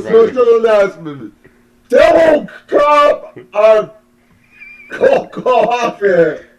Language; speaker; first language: English; native; English